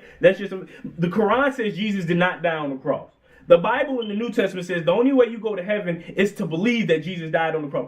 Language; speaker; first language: English; native; English